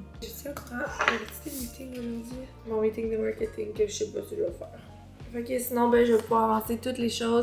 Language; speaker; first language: French; native; French